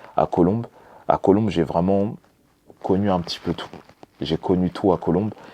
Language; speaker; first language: French; early bilingual, other home language; Lingala